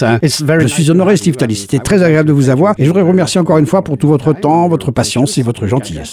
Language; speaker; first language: French; native; French